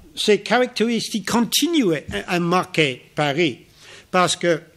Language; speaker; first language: French; non-native, fluent; English